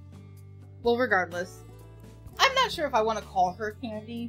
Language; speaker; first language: English; native; English